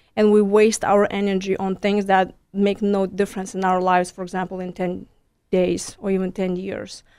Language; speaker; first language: English; non-native, fluent; Lithuanian